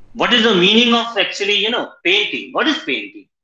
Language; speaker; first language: Hindi; native; Hindi